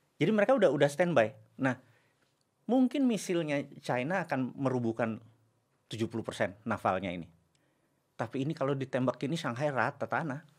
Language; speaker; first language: Indonesian; native; Indonesian